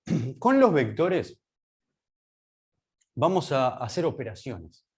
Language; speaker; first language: Spanish; native; Spanish